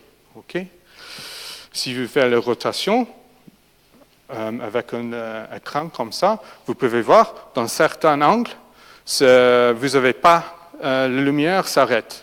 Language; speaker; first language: French; non-native, fluent; English